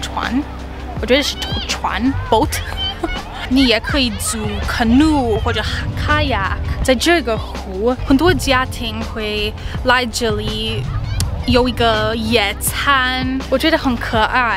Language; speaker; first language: Chinese; non-native, learner; English